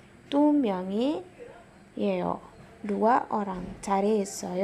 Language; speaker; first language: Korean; non-native, fluent; Indonesian